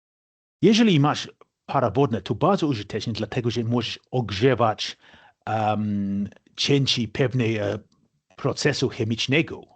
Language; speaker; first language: Polish; non-native, fluent; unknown